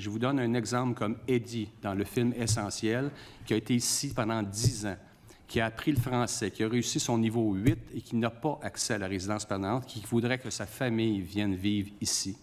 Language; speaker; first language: French; native; French